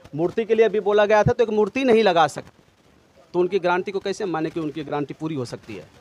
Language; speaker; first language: Hindi; native; Hindi